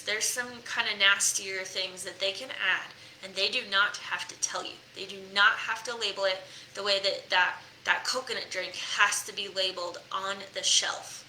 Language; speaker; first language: English; native; English